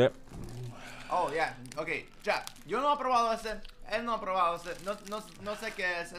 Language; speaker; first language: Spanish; early bilingual, heritage; Spanish